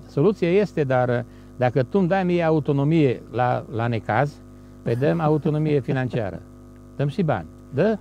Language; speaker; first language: Romanian; non-native, local second language; Hungarian